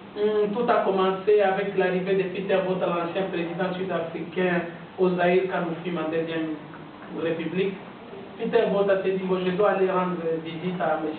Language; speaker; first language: French; non-native, local second language; Swahili